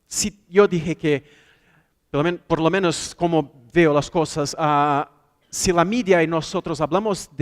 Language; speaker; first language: Spanish; non-native, fluent; Portuguese